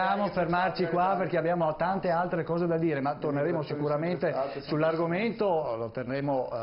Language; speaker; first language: Italian; native; Italian